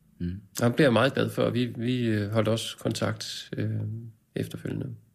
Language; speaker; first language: Danish; native; Danish